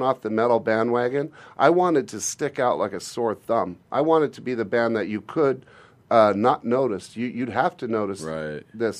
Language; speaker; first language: English; native; English